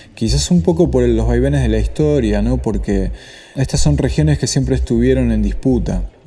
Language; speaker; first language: Spanish; native; Spanish